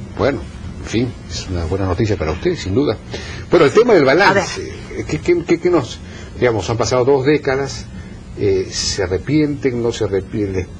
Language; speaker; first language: Spanish; native; Spanish